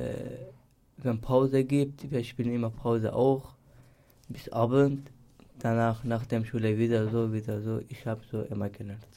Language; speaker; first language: German; non-native, learner; Turkish